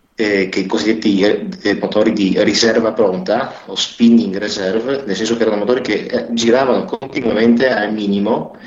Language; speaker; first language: Italian; native; Italian